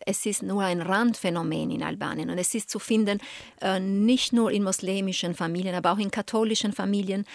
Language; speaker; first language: German; non-native, fluent; Albanian